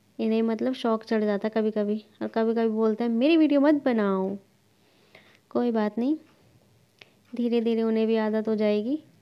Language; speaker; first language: Hindi; native; Hindi